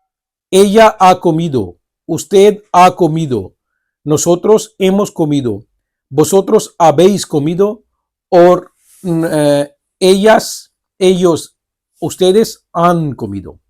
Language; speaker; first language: Spanish; non-native, fluent; Urdu